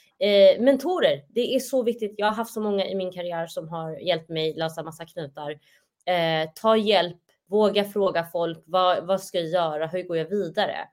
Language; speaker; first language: Swedish; early bilingual, other home language; Somali